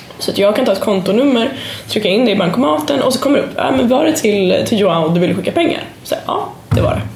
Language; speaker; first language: Swedish; native; Swedish